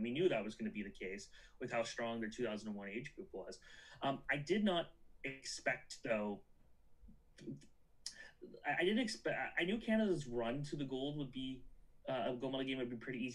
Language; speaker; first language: English; native; English